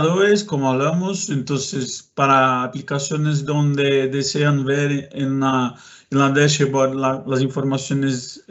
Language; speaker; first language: Spanish; non-native, fluent; Portuguese